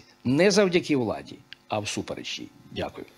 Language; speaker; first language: Ukrainian; native; Ukrainian